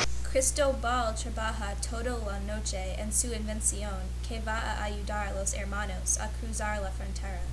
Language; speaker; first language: Spanish; non-native, learner; English